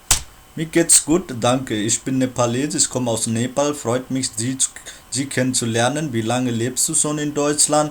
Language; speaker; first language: German; non-native, learner; Nepali